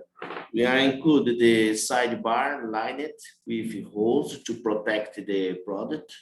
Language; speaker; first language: English; non-native, learner; Portuguese